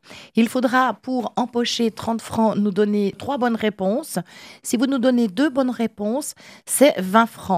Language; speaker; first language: French; native; French